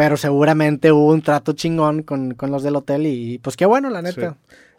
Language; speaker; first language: Spanish; native; Spanish